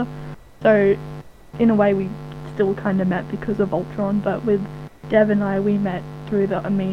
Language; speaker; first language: English; native; English